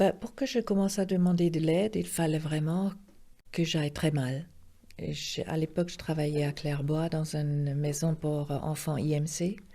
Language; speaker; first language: French; non-native, local second language; Swiss German